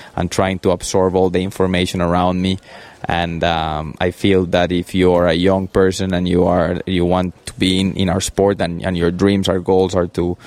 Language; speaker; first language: English; early bilingual, other home language; Spanish